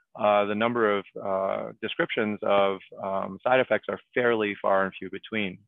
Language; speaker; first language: English; native; English